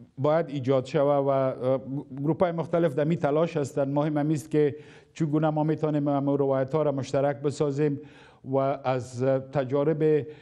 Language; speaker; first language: Persian; non-native, local second language; Pashto